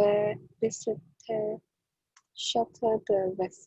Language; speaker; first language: French; non-native, learner; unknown